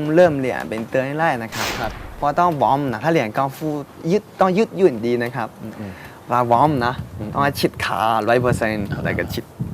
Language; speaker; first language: Thai; non-native, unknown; Chinese